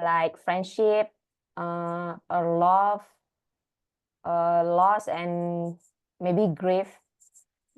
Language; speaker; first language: English; non-native, learner; Indonesian